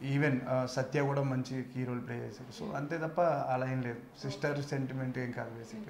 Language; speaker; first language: Telugu; native; Telugu